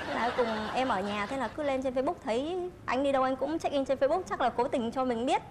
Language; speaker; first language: Vietnamese; native; Vietnamese